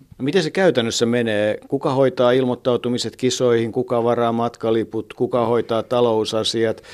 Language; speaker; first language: Finnish; native; Finnish